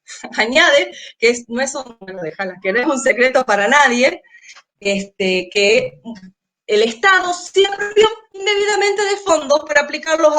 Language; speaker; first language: Spanish; native; Spanish